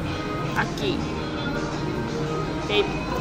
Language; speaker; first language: Portuguese; non-native, learner; Korean